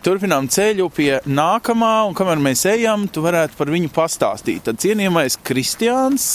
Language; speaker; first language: Latvian; native; Latvian